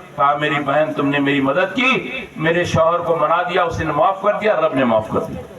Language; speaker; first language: Urdu; native; Urdu